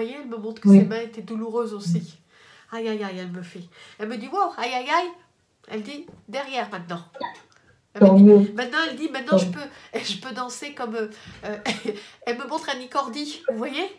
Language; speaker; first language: French; native; French